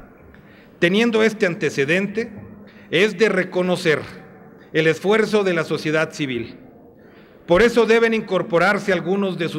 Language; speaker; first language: Spanish; native; Spanish